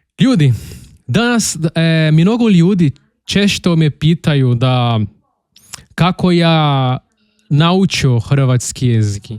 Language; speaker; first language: Bosnian; non-native, learner; Portuguese